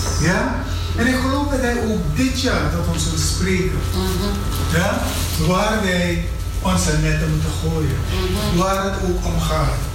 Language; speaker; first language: Dutch; non-native, fluent; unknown